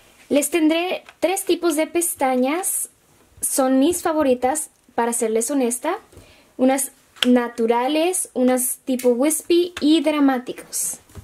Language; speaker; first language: Spanish; early bilingual, heritage; Spanish